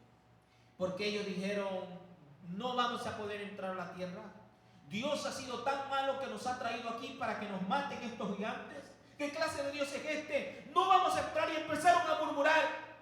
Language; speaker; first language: Spanish; native; Spanish